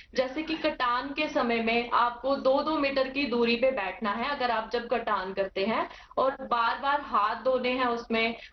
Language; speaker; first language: Hindi; native; Hindi